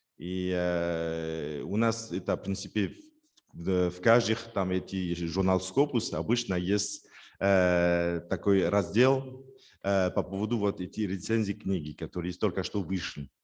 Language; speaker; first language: Russian; non-native, fluent; French